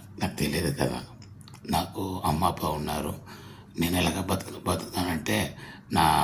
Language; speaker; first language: Telugu; non-native, learner; Tamil